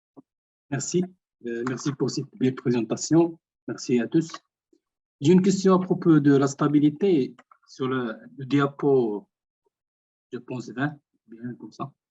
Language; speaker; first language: French; non-native, local second language; Arabic